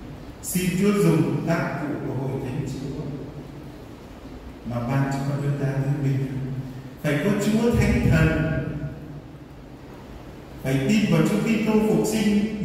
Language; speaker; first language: Vietnamese; native; Vietnamese